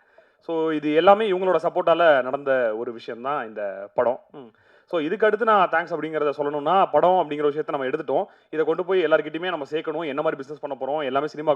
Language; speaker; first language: Tamil; native; Tamil